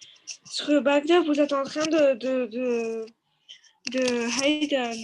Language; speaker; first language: French; non-native, local second language; Arabic